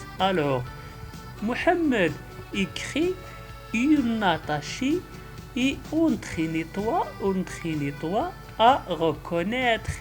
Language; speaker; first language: French; non-native, local second language; Arabic